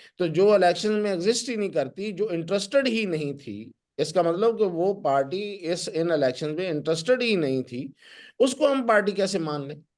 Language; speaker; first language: Urdu; non-native, local second language; Punjabi